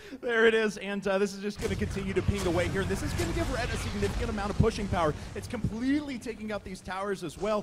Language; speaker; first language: English; native; English